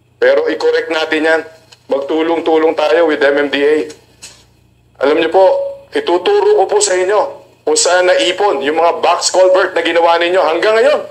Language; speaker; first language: Filipino; native; Filipino